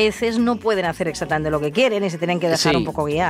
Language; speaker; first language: Spanish; native; Spanish